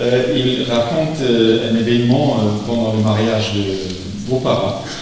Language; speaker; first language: French; non-native, learner; German